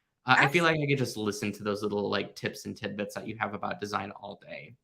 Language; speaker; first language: English; native; English